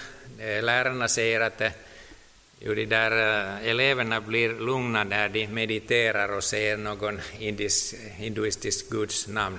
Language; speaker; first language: Swedish; non-native, local second language; Finnish